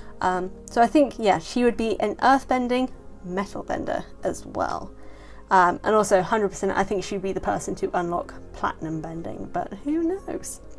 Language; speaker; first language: English; native; English